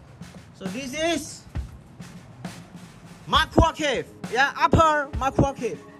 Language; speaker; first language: English; non-native, learner; Indonesian